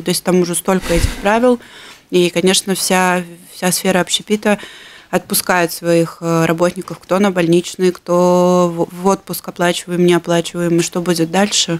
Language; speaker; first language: Russian; native; Russian